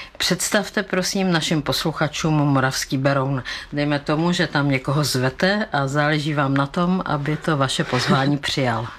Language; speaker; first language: Czech; native; Czech